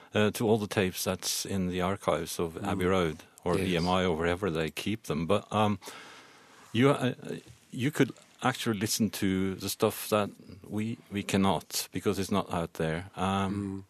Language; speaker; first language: English; non-native, fluent; Norwegian